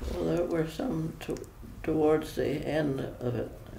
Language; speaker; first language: English; native; English